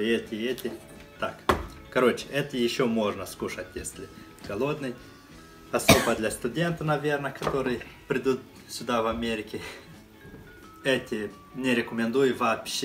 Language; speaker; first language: Russian; non-native, fluent; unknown